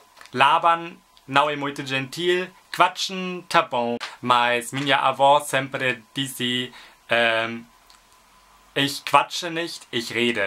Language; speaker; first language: Portuguese; non-native, learner; German